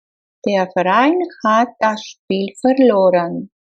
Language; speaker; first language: German; non-native, fluent; Russian